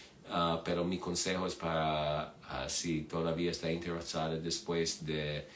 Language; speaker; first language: Spanish; non-native, fluent; English